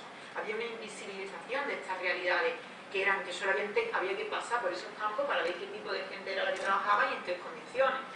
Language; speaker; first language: Spanish; native; Spanish